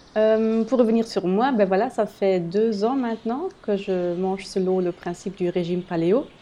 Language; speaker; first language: French; non-native, fluent; German